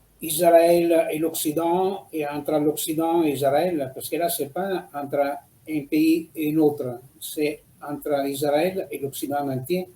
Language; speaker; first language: French; non-native, fluent; Italian